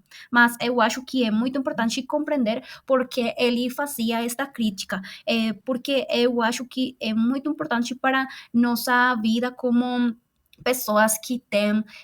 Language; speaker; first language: Portuguese; non-native, fluent; Spanish